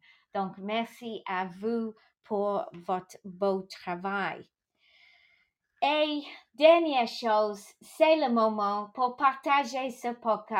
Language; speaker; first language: French; non-native, local second language; English